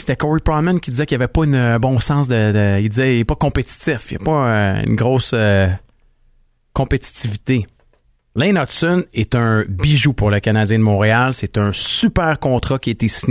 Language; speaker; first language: French; native; French